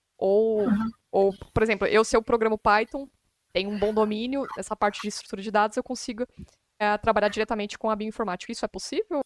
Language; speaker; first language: Portuguese; native; Portuguese